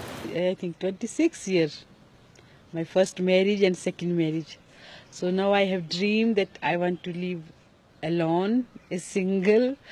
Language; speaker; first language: English; non-native, local second language; Hindi